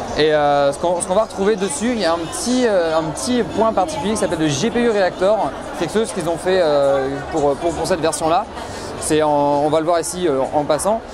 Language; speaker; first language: French; native; French